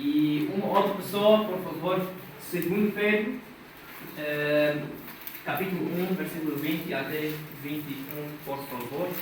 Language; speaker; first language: Portuguese; non-native, fluent; English